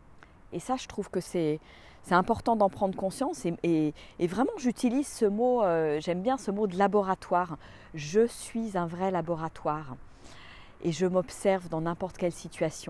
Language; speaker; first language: French; native; French